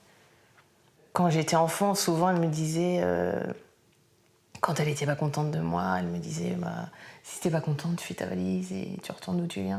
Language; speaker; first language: French; native; French